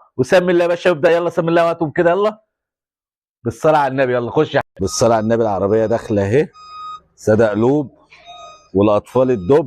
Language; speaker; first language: Arabic; native; Arabic